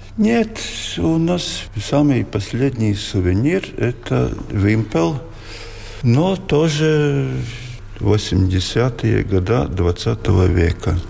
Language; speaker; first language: Russian; non-native, local second language; Latvian